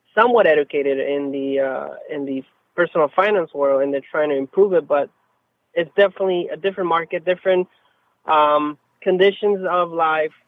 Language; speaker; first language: English; non-native, fluent; Spanish